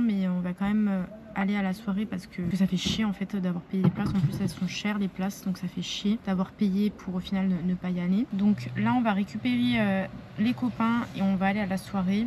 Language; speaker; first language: French; native; French